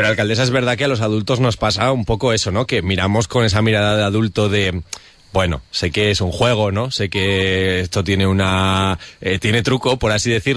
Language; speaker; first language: Spanish; native; Spanish